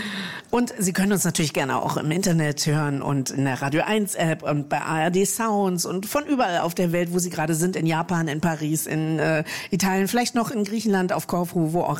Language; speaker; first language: German; native; German